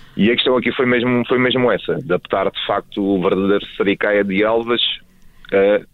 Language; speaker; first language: Portuguese; native; Portuguese